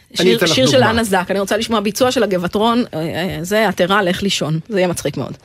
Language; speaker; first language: Hebrew; native; Hebrew